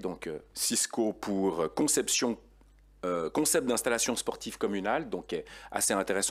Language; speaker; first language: French; native; French